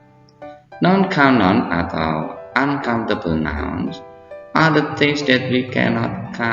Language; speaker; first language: English; non-native, fluent; Indonesian